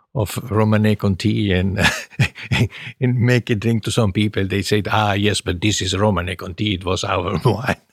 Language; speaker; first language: English; non-native, fluent; Italian